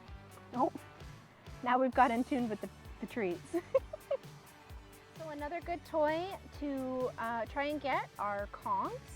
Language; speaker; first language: English; native; English